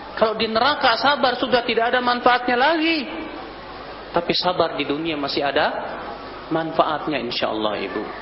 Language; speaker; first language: Indonesian; native; Indonesian